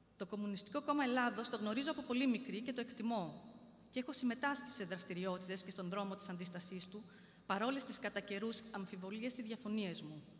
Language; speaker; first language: Greek; early bilingual, heritage; Greek